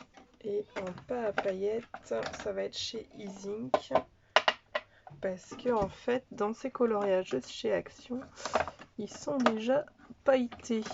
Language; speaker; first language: French; native; French